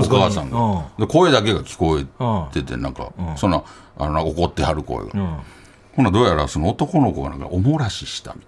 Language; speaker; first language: Japanese; native; Japanese